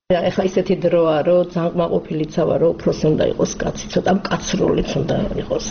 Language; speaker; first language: Georgian; non-native, local second language; Kurdish